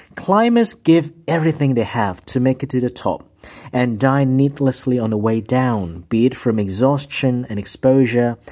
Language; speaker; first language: English; non-native, local second language; Cantonese